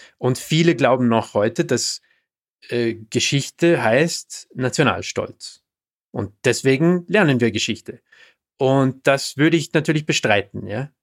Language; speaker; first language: German; non-native, fluent; English